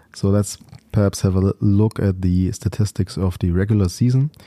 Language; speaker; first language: English; non-native, fluent; German